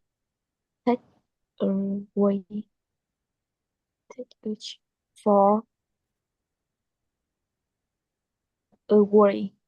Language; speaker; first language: English; non-native, learner; Vietnamese